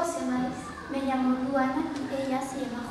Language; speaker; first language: Spanish; non-native, learner; French